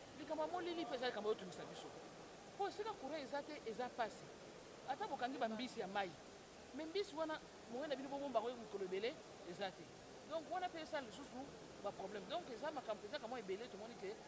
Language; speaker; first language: Lingala; native; Lingala